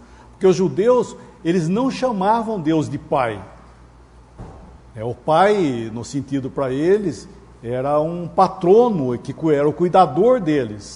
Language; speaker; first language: Portuguese; native; Portuguese